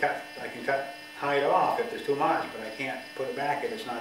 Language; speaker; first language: English; native; English